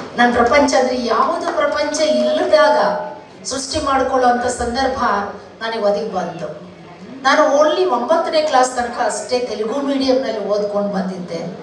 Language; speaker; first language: Kannada; non-native, local second language; Telugu